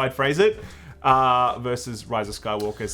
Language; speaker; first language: English; native; English